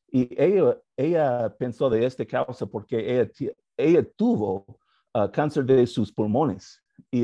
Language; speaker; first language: Spanish; non-native, learner; English